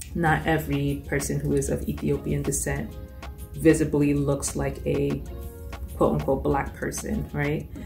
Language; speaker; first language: English; native; English